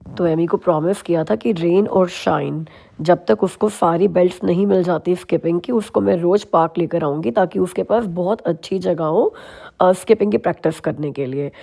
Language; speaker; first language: Hindi; native; Hindi